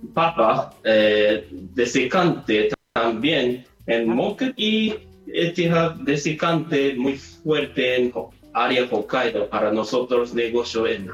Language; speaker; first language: Spanish; non-native, learner; Japanese